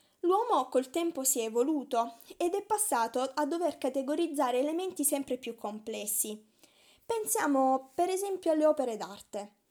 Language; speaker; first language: Italian; native; Italian